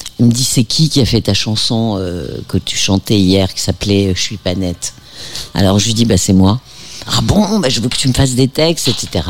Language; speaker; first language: French; early bilingual, heritage; French